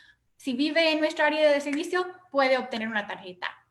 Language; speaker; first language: Spanish; non-native, fluent; English